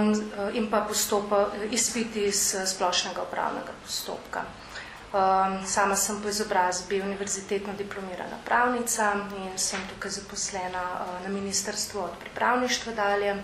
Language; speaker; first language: Slovenian; native; Slovenian